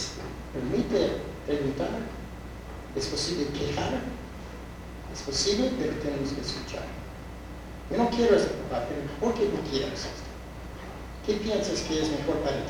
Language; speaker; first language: Spanish; non-native, fluent; English